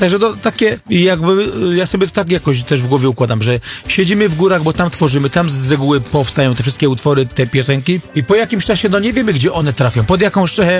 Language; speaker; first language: Polish; native; Polish